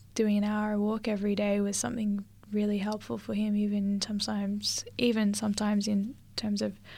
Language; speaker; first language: English; native; English